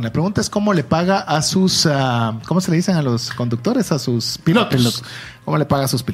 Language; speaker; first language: Spanish; native; Spanish